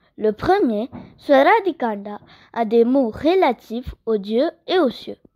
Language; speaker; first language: French; early bilingual, other home language; Kannada